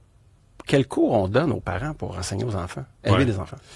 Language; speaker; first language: French; native; French